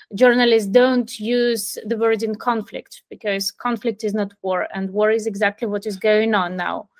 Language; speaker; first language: English; non-native, fluent; Ukrainian